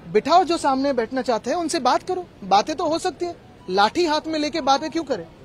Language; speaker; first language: Hindi; non-native, local second language; Marathi